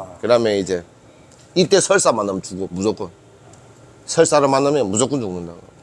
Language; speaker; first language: Korean; native; Korean